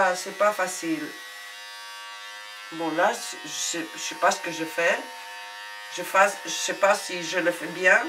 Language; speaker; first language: French; non-native, fluent; Spanish